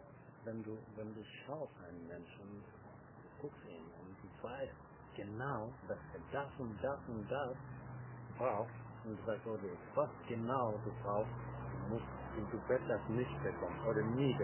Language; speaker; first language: German; non-native, learner; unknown